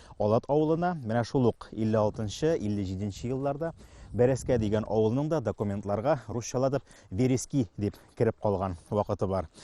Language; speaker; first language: Tatar; native; Tatar